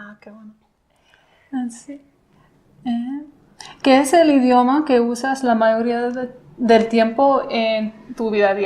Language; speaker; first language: Spanish; non-native, fluent; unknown